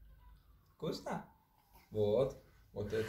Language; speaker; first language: Russian; non-native, learner; Turkish